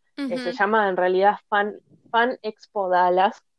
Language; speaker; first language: Spanish; native; Spanish